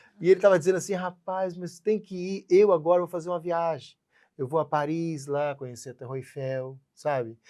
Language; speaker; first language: Portuguese; native; Portuguese